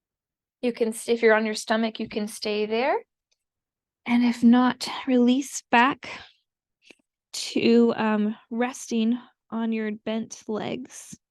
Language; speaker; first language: English; native; English